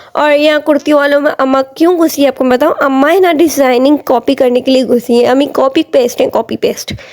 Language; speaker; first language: Urdu; native; Urdu